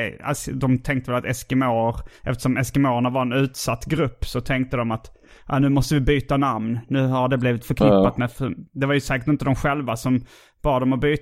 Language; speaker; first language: Swedish; native; Swedish